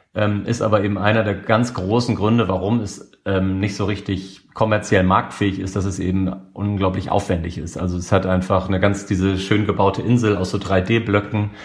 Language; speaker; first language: German; native; German